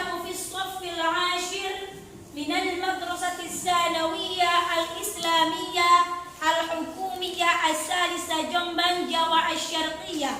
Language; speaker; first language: Arabic; non-native, fluent; Indonesian